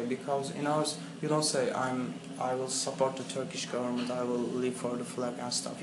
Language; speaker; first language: English; non-native, fluent; Turkish